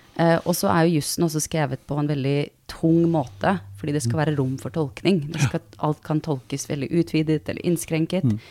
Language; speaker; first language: Norwegian; early bilingual, other home language; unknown